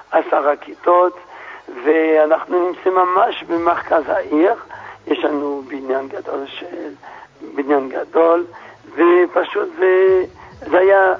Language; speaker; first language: Hebrew; non-native, fluent; French